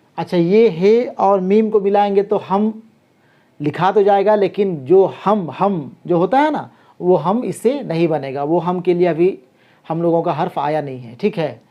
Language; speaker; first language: Hindi; native; Hindi